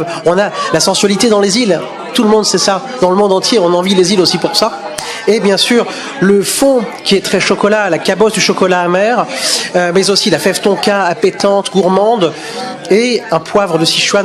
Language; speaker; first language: French; native; French